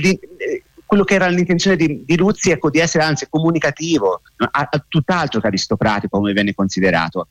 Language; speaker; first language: Italian; native; Italian